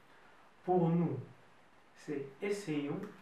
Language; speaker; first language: French; non-native, fluent; Russian